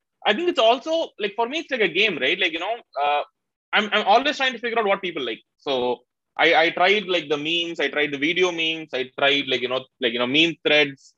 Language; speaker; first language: English; non-native, local second language; Tamil